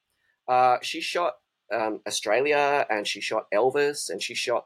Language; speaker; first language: English; native; English